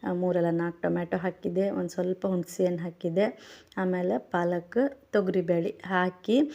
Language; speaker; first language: Kannada; native; Kannada